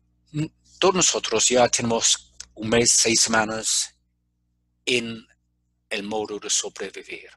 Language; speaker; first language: Spanish; non-native, fluent; English